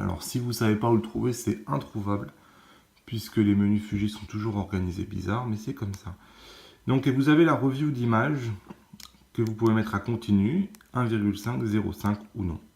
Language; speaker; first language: French; native; French